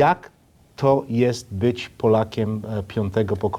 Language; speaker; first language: Polish; native; Polish